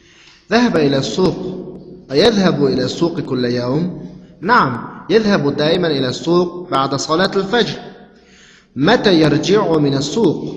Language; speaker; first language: Arabic; non-native, fluent; Uyghur